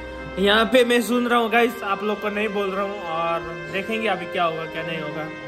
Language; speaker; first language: Hindi; non-native, local second language; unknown